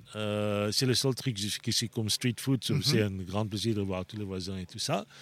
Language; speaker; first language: French; non-native, fluent; Afrikaans